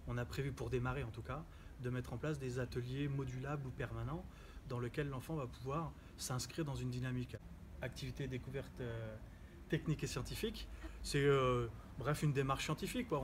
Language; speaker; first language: French; native; French